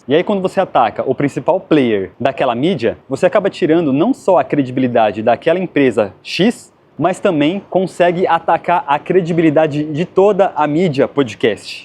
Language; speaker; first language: Portuguese; native; Portuguese